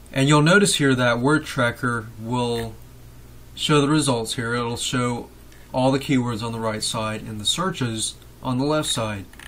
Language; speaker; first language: English; native; English